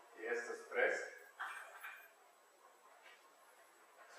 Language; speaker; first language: Spanish; non-native, learner; German